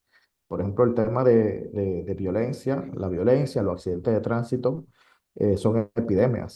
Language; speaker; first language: Spanish; native; Spanish